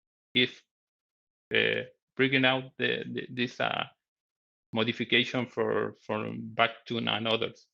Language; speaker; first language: English; non-native, learner; Spanish